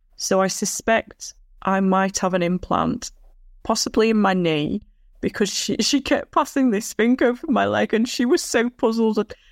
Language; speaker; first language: English; native; English